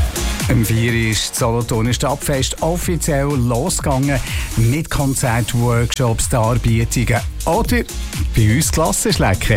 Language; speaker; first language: German; native; German